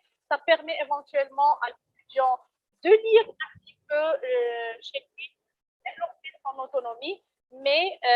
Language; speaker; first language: French; non-native, local second language; Arabic